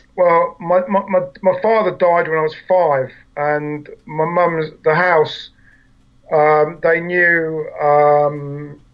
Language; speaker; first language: English; native; English